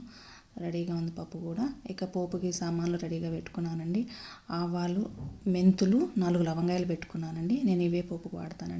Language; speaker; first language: Telugu; native; Telugu